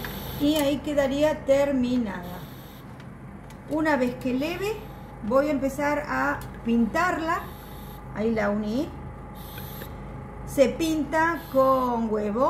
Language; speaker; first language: Spanish; native; Spanish